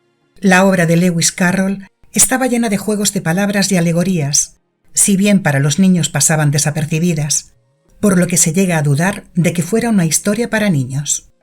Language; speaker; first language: Spanish; native; Spanish